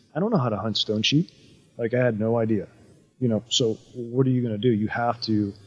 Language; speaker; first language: English; native; English